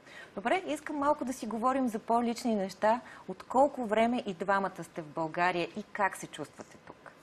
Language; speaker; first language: Bulgarian; native; Bulgarian